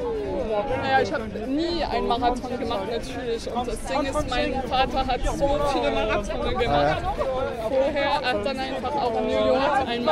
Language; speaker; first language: German; non-native, fluent; French